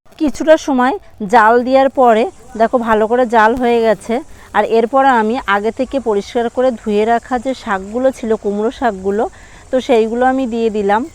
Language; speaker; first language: Bangla; native; Bangla